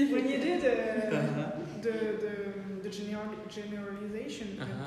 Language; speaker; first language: English; non-native, learner; French